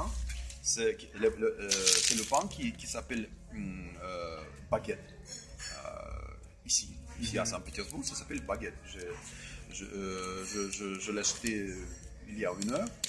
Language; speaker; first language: French; non-native, fluent; Russian